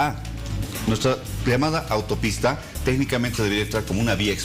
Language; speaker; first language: Spanish; native; Spanish